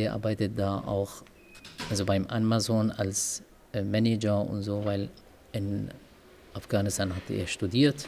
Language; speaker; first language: German; non-native, learner; Arabic